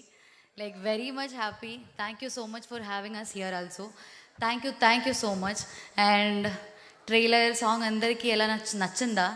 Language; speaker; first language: Telugu; non-native, learner; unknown